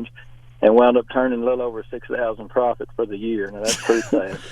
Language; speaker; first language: English; native; English